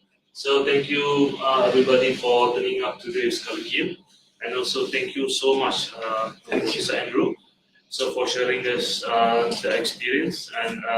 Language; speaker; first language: English; non-native, local second language; Malay